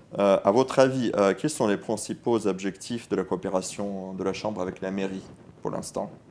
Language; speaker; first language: French; non-native, fluent; Russian